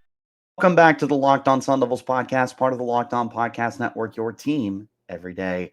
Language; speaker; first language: English; native; English